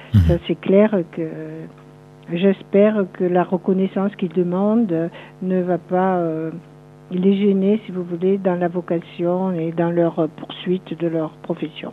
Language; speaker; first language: French; native; French